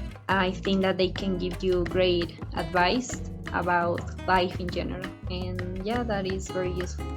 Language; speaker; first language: English; non-native, fluent; Spanish